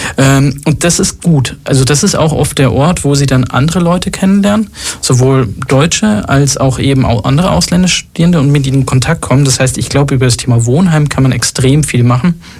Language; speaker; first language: German; early bilingual, other home language; Arabic